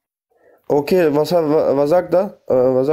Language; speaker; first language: German; non-native, learner; Kurdish